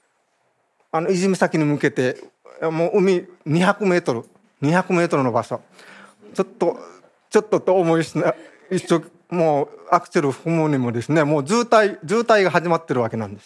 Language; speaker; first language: Japanese; native; Japanese